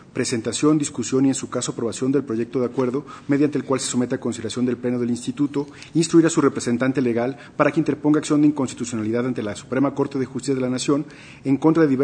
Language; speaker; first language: Spanish; native; Spanish